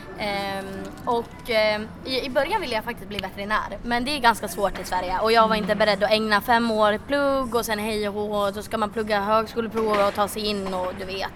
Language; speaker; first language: Swedish; native; Swedish